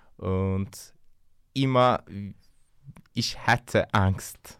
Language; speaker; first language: German; non-native, learner; Turkish